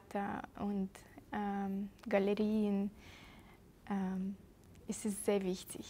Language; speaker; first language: German; non-native, fluent; Russian